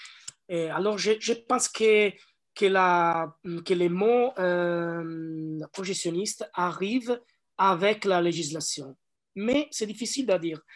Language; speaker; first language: French; non-native, learner; Italian